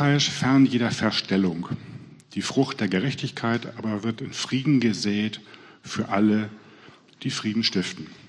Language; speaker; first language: German; native; German